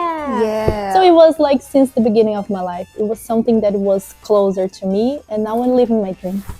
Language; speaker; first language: English; non-native, fluent; Portuguese